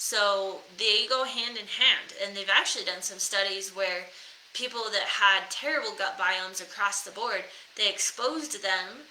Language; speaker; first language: English; native; English